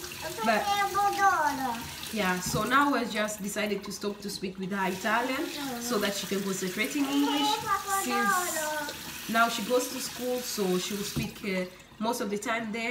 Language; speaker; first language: English; non-native, fluent; Swahili